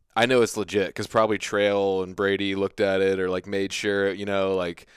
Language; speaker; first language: English; native; English